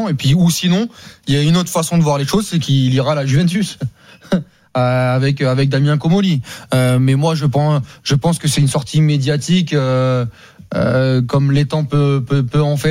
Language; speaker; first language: French; native; French